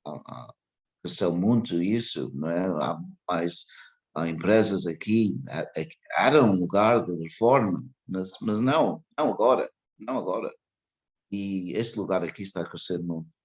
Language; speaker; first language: Portuguese; early bilingual, heritage; English